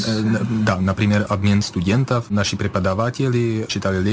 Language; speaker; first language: Russian; non-native, fluent; Czech